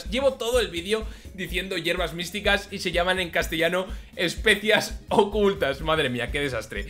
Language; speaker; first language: Spanish; native; Spanish